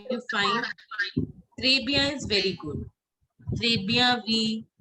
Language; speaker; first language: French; non-native, fluent; Hindi